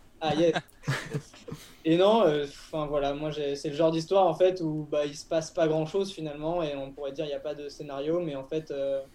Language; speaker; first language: French; native; French